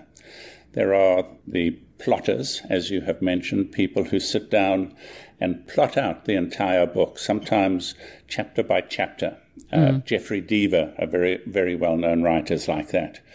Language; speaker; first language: English; native; English